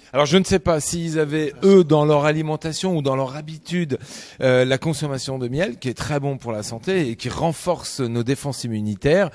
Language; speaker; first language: French; native; French